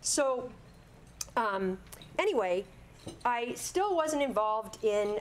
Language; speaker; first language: English; native; English